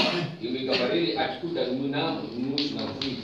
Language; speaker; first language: Russian; non-native, fluent; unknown